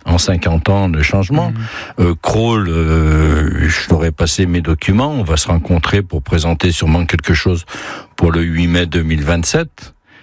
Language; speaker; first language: French; native; French